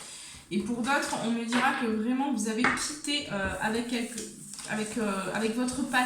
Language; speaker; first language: French; native; French